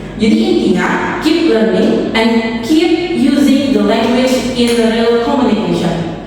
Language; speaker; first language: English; non-native, learner; Indonesian